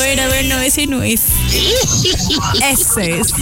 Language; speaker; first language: Spanish; native; Spanish